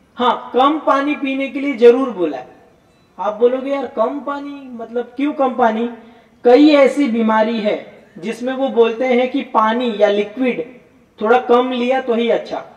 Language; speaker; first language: Hindi; non-native, local second language; Gujarati